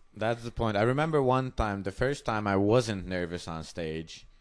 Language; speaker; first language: English; non-native, fluent; Hungarian